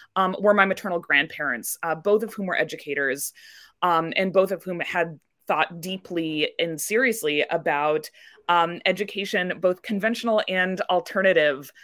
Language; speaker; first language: English; native; English